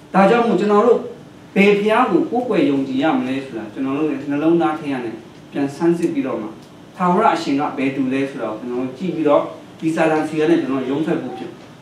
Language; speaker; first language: Burmese; non-native, local second language; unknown